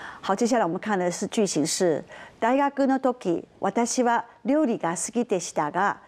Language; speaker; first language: Japanese; non-native, fluent; Chinese